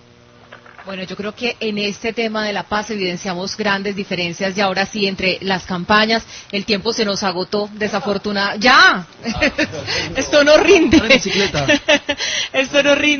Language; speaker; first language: Spanish; native; Spanish